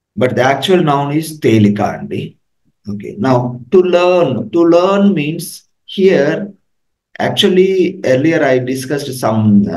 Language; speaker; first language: English; non-native, local second language; Telugu